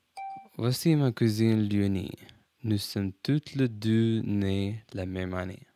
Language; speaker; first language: French; non-native, learner; English